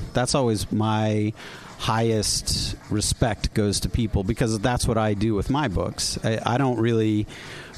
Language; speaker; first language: English; native; English